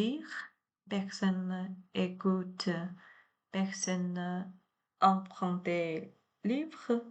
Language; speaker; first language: French; non-native, learner; Chinese